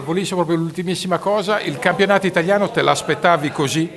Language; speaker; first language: Italian; native; Italian